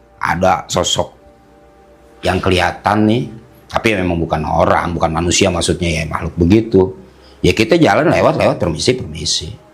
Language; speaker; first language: Indonesian; native; Indonesian